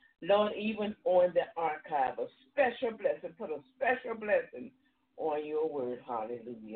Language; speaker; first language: English; native; English